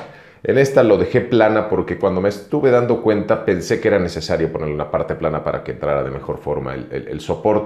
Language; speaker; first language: Spanish; native; Spanish